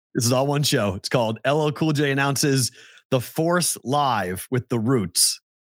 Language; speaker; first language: English; native; English